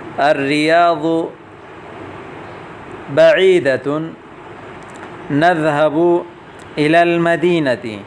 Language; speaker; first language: Arabic; non-native, fluent; Urdu